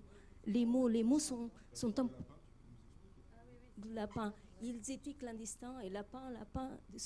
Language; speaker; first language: French; non-native, fluent; Portuguese